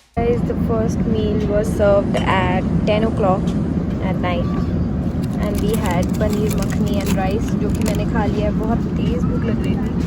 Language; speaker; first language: Hindi; native; Hindi